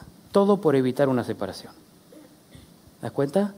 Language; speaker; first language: Spanish; native; Spanish